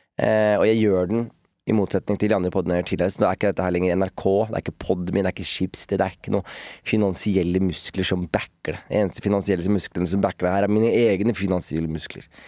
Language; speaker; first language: Norwegian; native; Norwegian